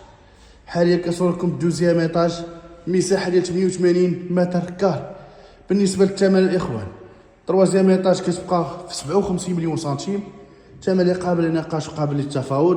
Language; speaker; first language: Arabic; native; Arabic